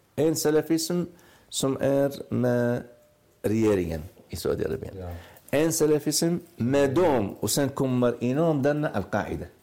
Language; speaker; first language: Swedish; non-native, learner; Arabic